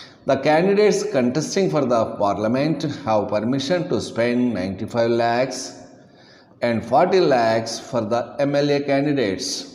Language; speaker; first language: English; non-native, local second language; Telugu